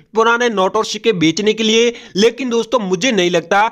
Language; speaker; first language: Hindi; non-native, local second language; Gujarati